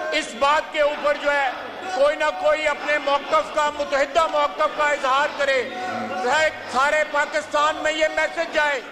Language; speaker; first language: Urdu; native; Urdu